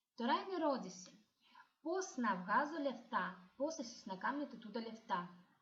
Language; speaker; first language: Greek; non-native, learner; Russian